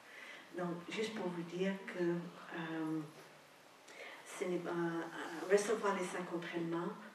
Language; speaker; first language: French; non-native, fluent; English